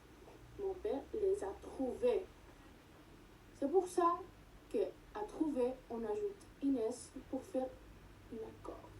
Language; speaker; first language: French; non-native, learner; Spanish